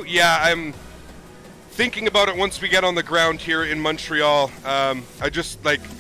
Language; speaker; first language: English; native; English